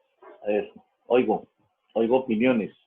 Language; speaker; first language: Spanish; native; Spanish